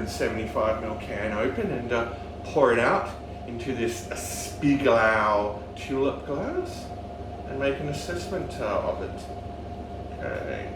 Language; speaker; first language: English; native; English